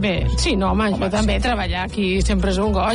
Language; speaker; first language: Catalan; native; Catalan